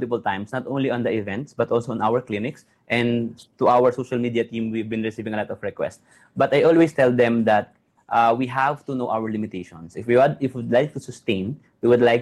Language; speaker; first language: English; non-native, local second language; Filipino